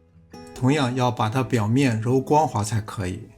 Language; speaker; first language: Chinese; native; Chinese